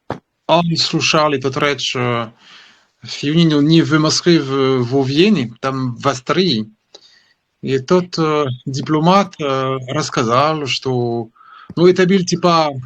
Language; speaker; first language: Russian; non-native, learner; French